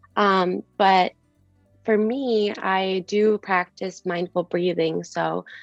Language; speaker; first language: English; native; English